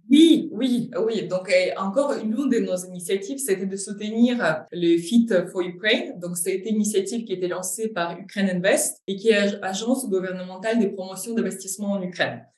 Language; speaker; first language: French; non-native, fluent; Ukrainian